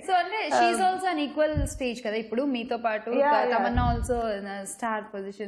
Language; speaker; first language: Telugu; native; Telugu